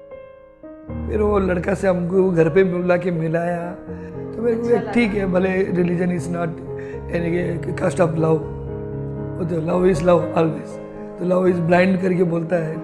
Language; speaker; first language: Hindi; non-native, local second language; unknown